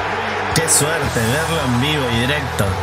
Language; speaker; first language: Spanish; native; Spanish